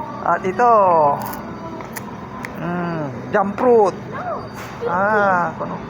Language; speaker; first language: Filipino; native; Filipino